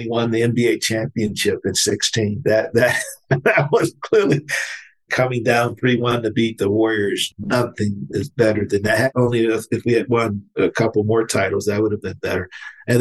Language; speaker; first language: English; native; English